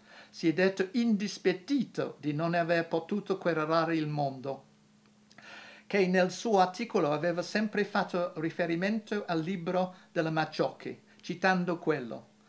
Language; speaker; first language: Italian; non-native, fluent; English